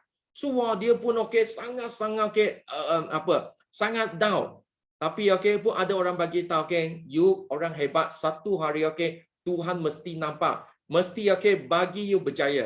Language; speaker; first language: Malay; non-native, local second language; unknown